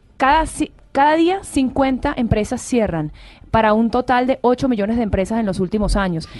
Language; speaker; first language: Spanish; native; Spanish